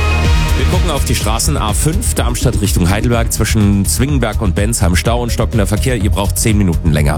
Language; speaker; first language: German; native; German